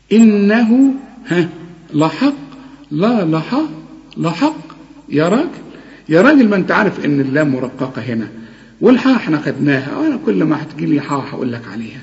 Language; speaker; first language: Arabic; native; Arabic